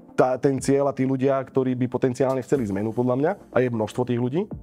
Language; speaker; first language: Slovak; native; Slovak